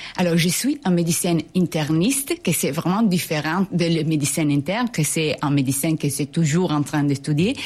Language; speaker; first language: French; non-native, fluent; Italian